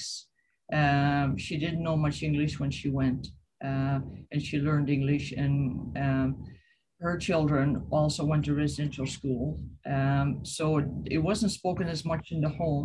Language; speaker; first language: English; native; English